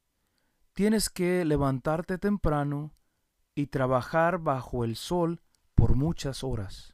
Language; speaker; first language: Spanish; early bilingual, heritage; Spanish